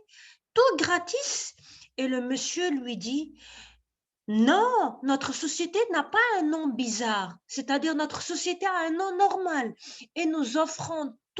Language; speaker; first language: French; non-native, local second language; Arabic